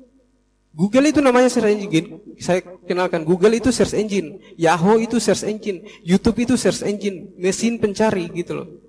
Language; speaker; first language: Indonesian; native; Indonesian